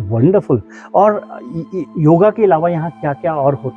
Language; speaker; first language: Hindi; native; Hindi